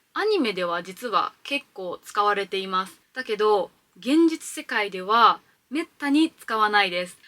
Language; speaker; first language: Japanese; native; Japanese